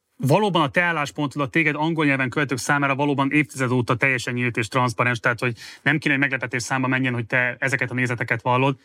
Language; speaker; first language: Hungarian; native; Hungarian